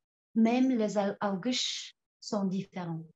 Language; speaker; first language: French; non-native, fluent; Tuvinian